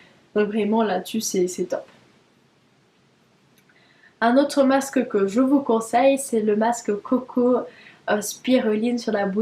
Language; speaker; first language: French; native; French